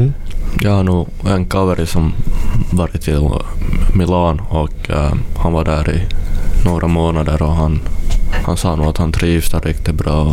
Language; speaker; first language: Swedish; native; Swedish